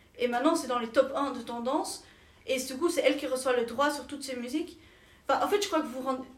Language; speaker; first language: French; native; French